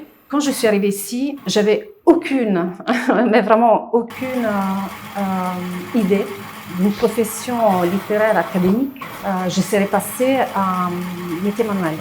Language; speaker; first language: French; non-native, fluent; Italian